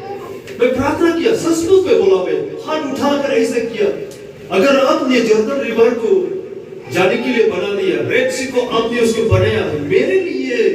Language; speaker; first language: Hindi; non-native, local second language; Bodo